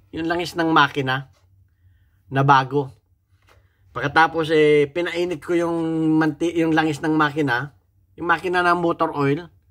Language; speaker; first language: Filipino; native; Filipino